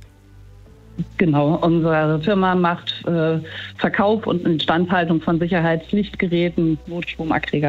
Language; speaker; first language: German; native; German